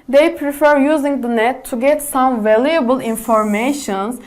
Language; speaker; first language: English; non-native, fluent; Turkish